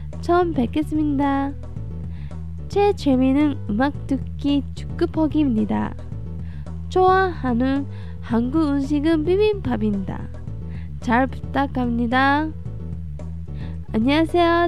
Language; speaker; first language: Korean; non-native, learner; Japanese